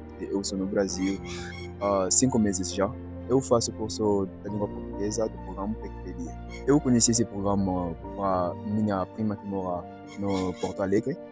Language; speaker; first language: Portuguese; non-native, learner; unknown